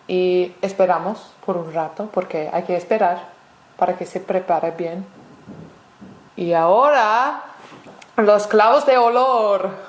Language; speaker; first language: Spanish; non-native, fluent; English